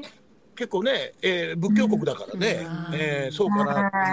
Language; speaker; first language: Japanese; native; Japanese